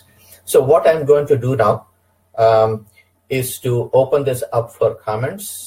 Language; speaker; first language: English; non-native, local second language; Kannada